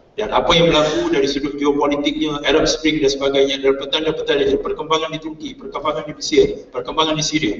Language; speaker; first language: Malay; native; Malay